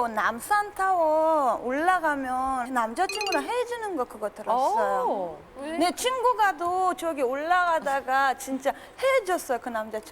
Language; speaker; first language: Korean; non-native, fluent; Russian